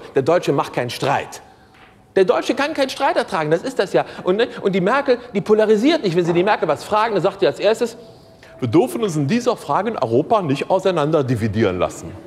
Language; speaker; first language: German; native; German